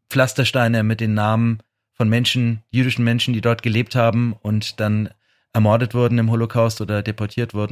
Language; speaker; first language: German; native; German